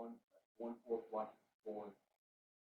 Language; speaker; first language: English; native; English